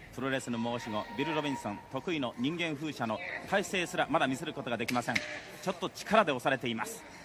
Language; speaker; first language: Japanese; native; Japanese